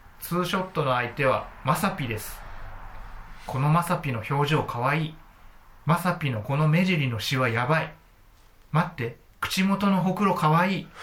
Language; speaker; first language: Japanese; native; Japanese